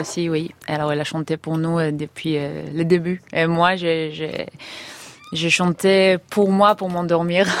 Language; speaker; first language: French; non-native, learner; Hebrew